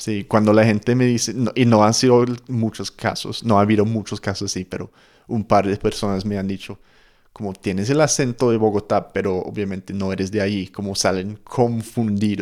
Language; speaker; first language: Spanish; non-native, fluent; English